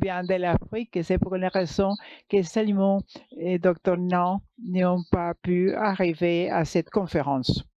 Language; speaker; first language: French; non-native, learner; English